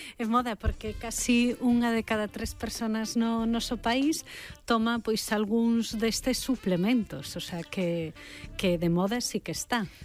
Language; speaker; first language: Galician; non-native, local second language; Spanish